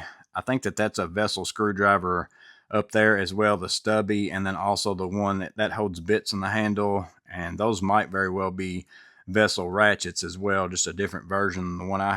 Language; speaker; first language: English; native; English